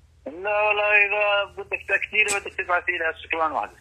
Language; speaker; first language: Arabic; native; Arabic